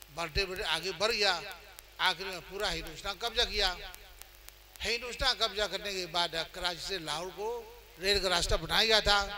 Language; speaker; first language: Hindi; non-native, fluent; Burmese